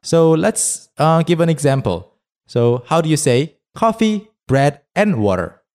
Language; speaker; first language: English; non-native, fluent; Korean